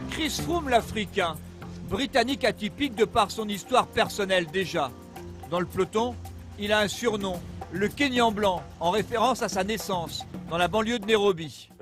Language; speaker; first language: French; native; French